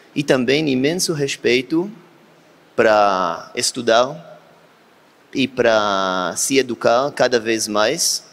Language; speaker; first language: Portuguese; non-native, fluent; Hebrew